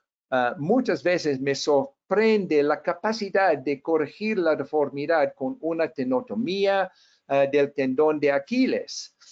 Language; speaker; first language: Spanish; non-native, fluent; English